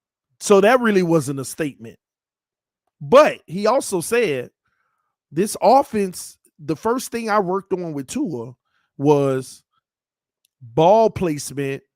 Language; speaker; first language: English; native; English